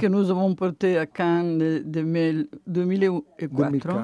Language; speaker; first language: French; non-native, learner; Italian